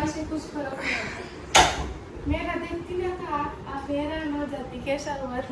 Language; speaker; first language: Hindi; non-native, local second language; Gujarati